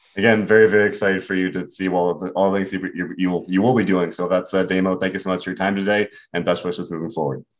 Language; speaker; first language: English; native; English